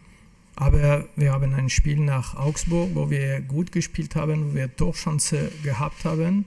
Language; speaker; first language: German; non-native, fluent; French